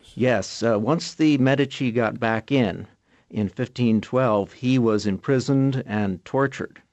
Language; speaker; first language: English; native; English